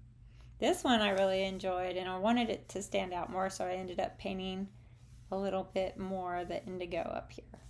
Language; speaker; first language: English; native; English